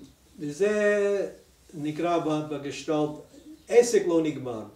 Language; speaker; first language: Hebrew; non-native, fluent; English